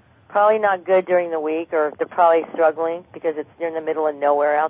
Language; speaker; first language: English; native; English